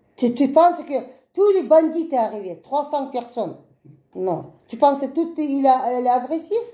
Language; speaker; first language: French; non-native, learner; Russian